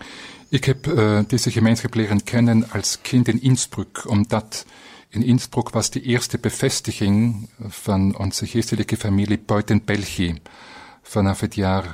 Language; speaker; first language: Dutch; non-native, fluent; German